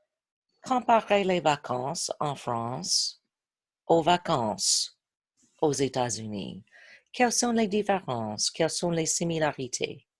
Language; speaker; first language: French; non-native, fluent; English